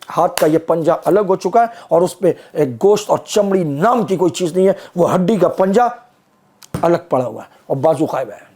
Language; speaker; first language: Urdu; native; Urdu